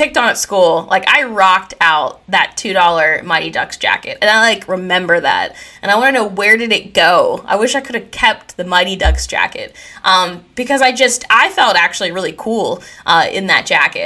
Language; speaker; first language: English; native; English